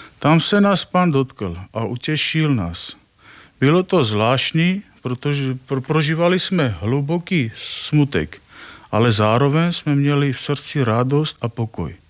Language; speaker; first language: Czech; non-native, fluent; Armenian